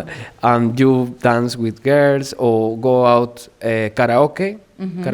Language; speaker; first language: English; non-native, learner; Spanish